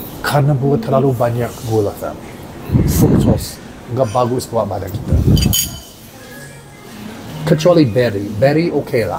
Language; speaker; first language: Indonesian; non-native, learner; English